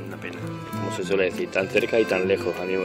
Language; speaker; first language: Spanish; native; Spanish